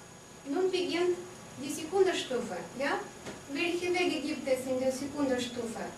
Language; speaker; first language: German; non-native, fluent; Russian